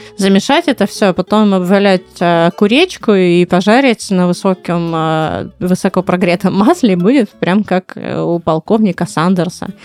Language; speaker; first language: Russian; native; Russian